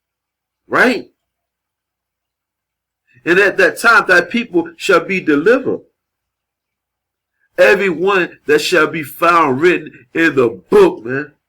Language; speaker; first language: English; native; English